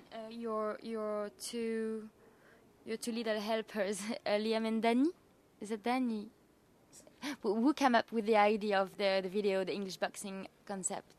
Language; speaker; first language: English; non-native, fluent; French